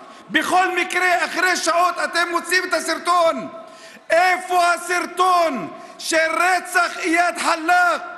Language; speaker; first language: Hebrew; non-native, local second language; Arabic